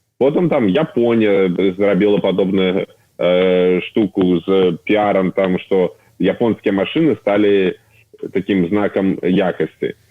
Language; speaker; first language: Belarusian; non-native, local second language; Russian